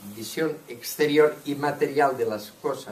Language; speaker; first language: Spanish; non-native, local second language; Catalan